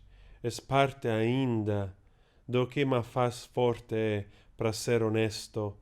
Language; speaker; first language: Portuguese; non-native, learner; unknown